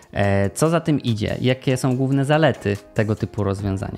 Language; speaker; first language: Polish; native; Polish